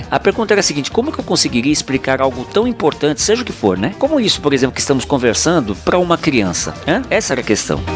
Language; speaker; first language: Portuguese; native; Portuguese